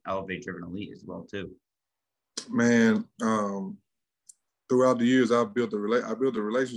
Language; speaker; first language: English; native; English